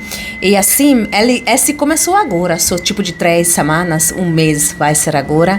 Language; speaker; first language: Portuguese; non-native, fluent; Hungarian